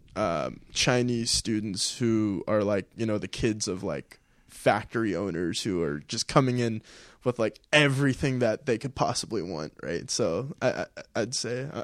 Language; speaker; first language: English; early bilingual, other home language; Filipino